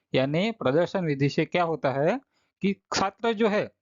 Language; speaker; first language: Hindi; non-native, local second language; Gujarati